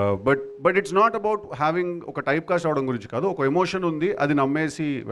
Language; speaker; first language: Telugu; native; Telugu